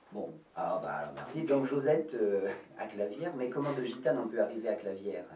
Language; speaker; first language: French; native; French